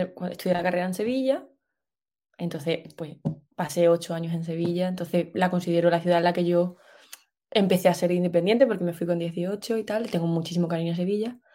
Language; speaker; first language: Spanish; native; Spanish